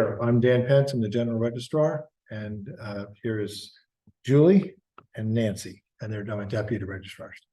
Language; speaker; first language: English; native; English